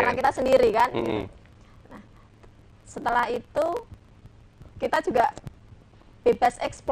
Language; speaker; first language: Indonesian; native; Indonesian